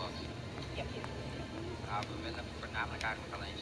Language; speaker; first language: Dutch; native; Dutch